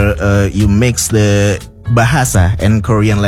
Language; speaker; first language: English; non-native, fluent; Indonesian